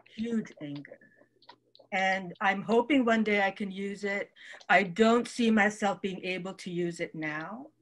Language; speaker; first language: English; non-native, local second language; Waray